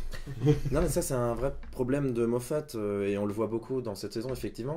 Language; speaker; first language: French; native; French